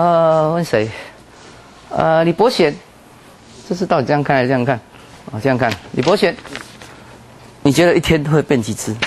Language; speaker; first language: Chinese; native; Chinese